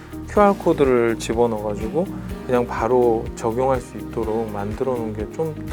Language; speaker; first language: Korean; native; Korean